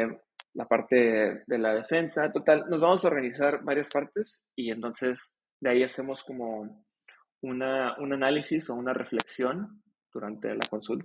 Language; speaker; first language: Spanish; native; Spanish